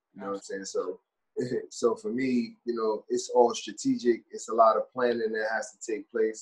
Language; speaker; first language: English; native; English